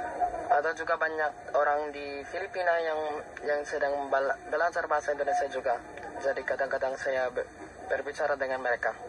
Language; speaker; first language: Indonesian; non-native, learner; Filipino